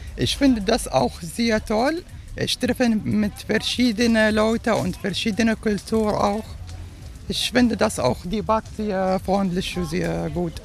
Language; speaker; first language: German; non-native, learner; Arabic